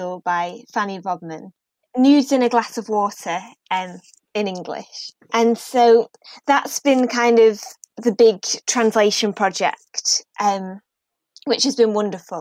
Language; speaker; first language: English; native; English